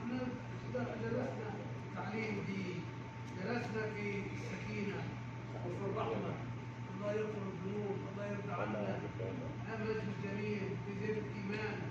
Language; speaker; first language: Arabic; non-native, learner; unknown